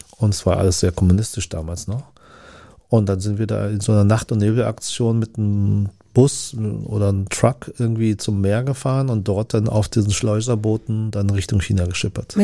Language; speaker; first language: German; early bilingual, other home language; Vietnamese